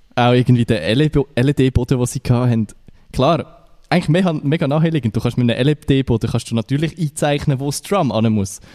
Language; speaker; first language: German; native; German